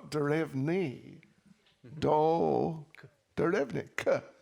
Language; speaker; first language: Russian; non-native, learner; English